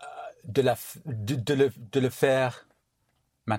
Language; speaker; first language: French; non-native, learner; English